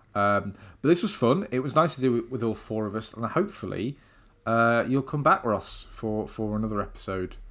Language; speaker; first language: English; native; English